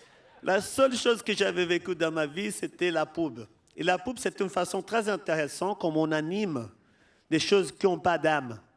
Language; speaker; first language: French; non-native, fluent; Portuguese